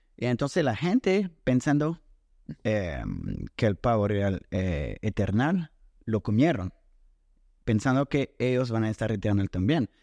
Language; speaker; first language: Spanish; non-native, fluent; French